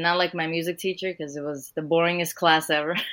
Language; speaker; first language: English; early bilingual, other home language; Portuguese